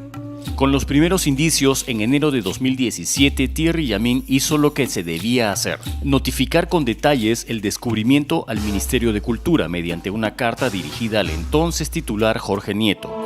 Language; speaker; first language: Spanish; native; Spanish